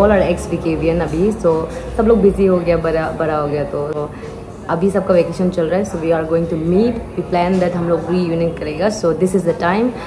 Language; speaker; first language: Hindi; non-native, local second language; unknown